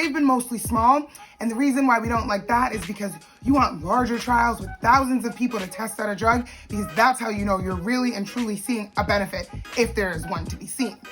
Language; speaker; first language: English; native; English